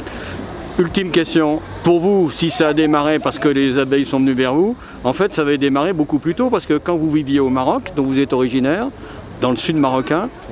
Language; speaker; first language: French; native; French